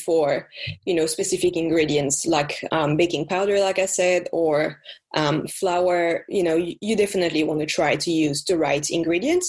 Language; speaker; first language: English; non-native, fluent; French